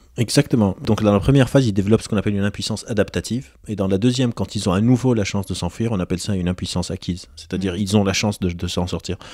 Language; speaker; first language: French; non-native, local second language; Arabic